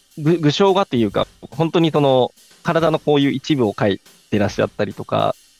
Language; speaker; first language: Japanese; native; Japanese